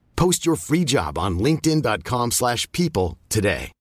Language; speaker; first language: English; native; English